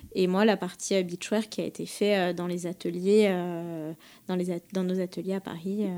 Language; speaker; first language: French; native; French